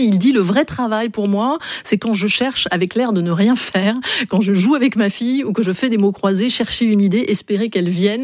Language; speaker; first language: French; native; French